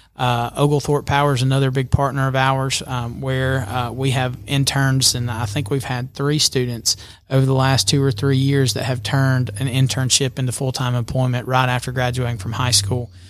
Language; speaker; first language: English; native; English